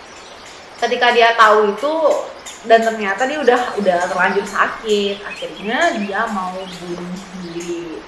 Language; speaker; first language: Indonesian; native; Indonesian